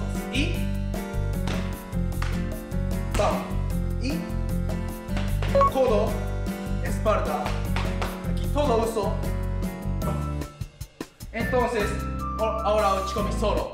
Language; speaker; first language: Spanish; non-native, learner; Japanese